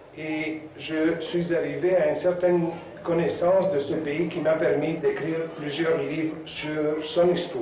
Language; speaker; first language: French; native; French